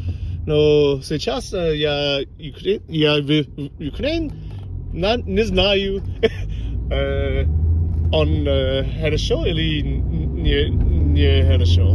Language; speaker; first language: Russian; non-native, learner; English